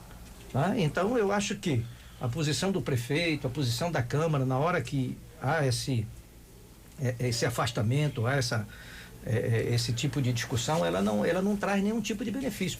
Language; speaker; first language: Portuguese; native; Portuguese